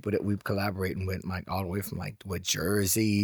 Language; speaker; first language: English; native; English